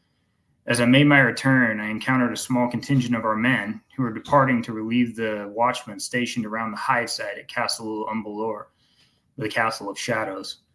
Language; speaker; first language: English; native; English